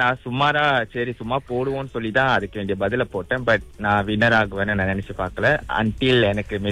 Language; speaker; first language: Tamil; early bilingual, heritage; Tamil